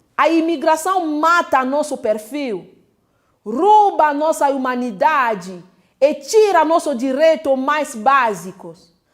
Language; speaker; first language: Portuguese; non-native, fluent; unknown